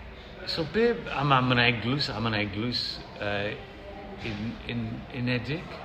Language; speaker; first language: Welsh; native; Welsh